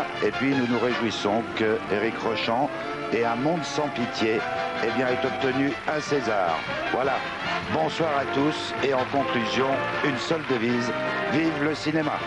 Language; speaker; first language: French; native; French